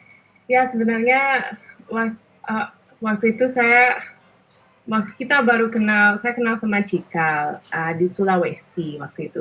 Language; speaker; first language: Indonesian; non-native, local second language; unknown